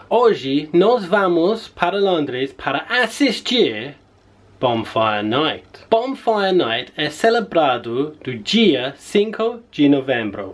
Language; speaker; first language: Portuguese; non-native, learner; English